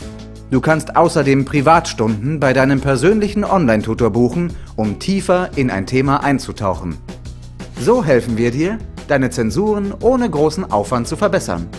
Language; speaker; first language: German; native; German